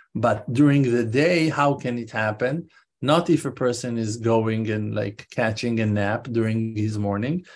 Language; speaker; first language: English; non-native, fluent; Hebrew